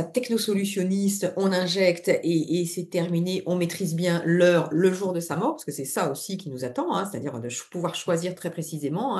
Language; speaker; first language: French; native; French